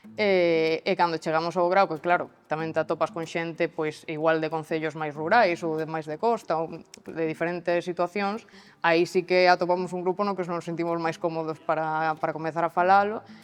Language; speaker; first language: Galician; non-native, local second language; Spanish